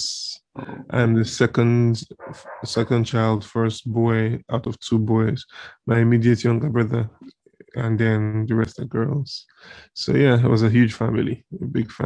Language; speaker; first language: English; non-native, local second language; Igbo